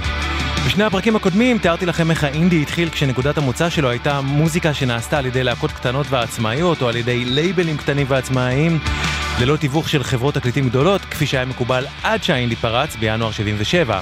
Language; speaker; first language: Hebrew; native; Hebrew